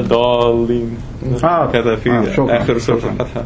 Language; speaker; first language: Arabic; non-native, fluent; English